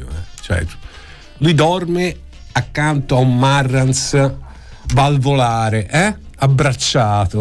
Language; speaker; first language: Italian; native; Italian